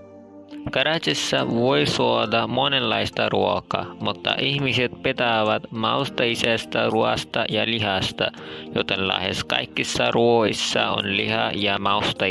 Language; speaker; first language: Finnish; non-native, learner; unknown